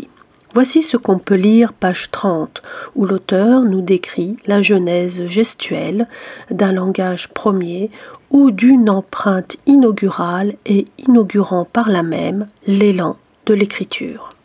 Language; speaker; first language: French; native; French